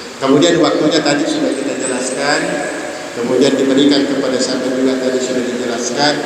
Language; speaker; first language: Malay; non-native, local second language; Buginese